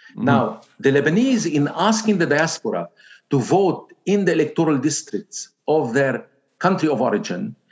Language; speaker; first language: English; non-native, fluent; Arabic